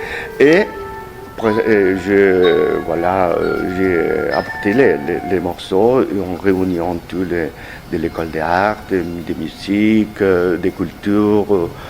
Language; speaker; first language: French; non-native, learner; Spanish